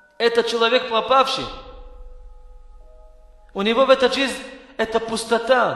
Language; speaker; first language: Russian; non-native, fluent; Hebrew